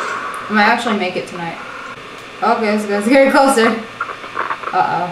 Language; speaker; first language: English; native; English